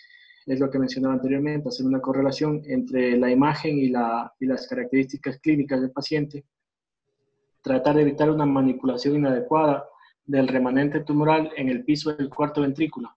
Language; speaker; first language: Spanish; native; Spanish